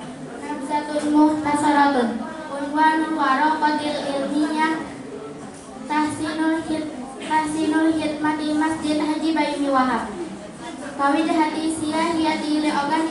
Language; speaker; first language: Arabic; non-native, learner; Indonesian